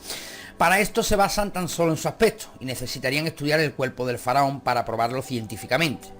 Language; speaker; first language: Spanish; native; Spanish